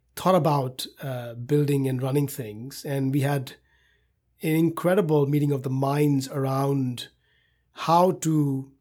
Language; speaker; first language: English; non-native, local second language; Hindi